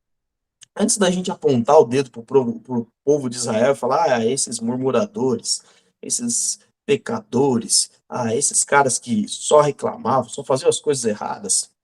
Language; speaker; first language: Portuguese; native; Portuguese